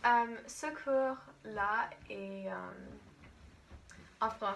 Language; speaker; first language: French; non-native, learner; English